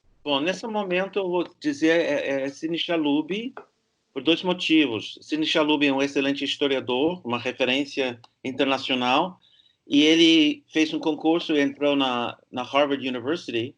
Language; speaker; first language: Portuguese; non-native, fluent; English